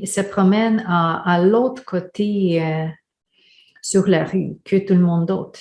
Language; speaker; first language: French; non-native, fluent; Ukrainian